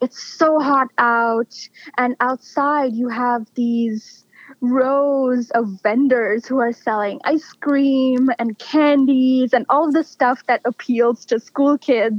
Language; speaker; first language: English; non-native, local second language; Bangla